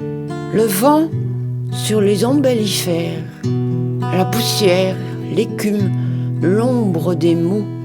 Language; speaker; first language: French; native; French